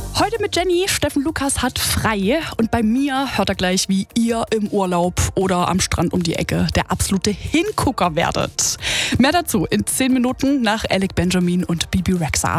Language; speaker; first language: German; native; German